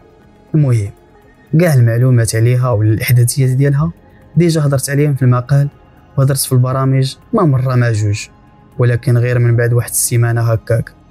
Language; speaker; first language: Arabic; native; Arabic